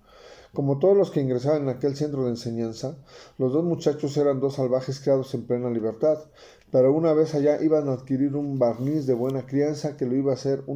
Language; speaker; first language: Spanish; native; Spanish